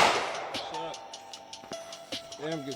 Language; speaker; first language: English; native; English